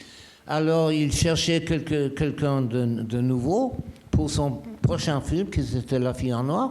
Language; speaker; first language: French; non-native, fluent; German